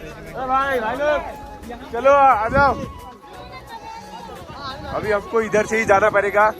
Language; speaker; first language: Hindi; non-native, local second language; Assamese